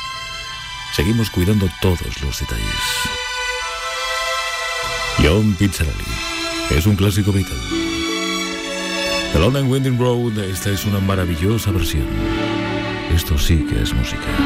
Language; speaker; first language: Spanish; native; Spanish